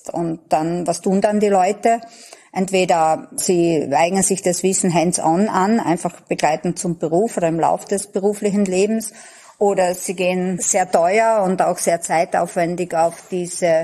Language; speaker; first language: German; native; German